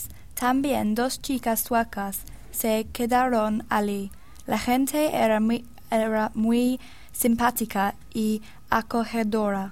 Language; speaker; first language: Spanish; non-native, learner; English